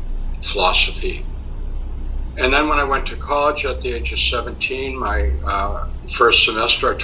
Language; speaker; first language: English; native; English